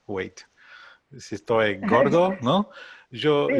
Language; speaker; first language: Spanish; non-native, learner; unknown